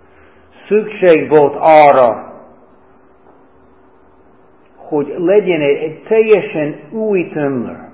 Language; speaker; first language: Hungarian; non-native, fluent; English